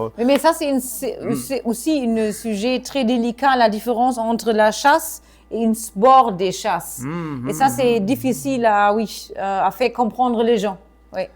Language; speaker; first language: French; non-native, fluent; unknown